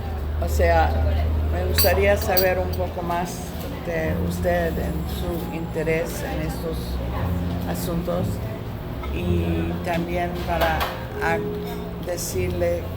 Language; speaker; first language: Spanish; non-native, learner; English